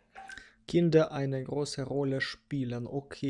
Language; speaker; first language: German; non-native, fluent; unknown